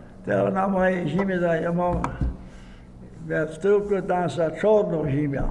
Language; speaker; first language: Polish; early bilingual, heritage; Polish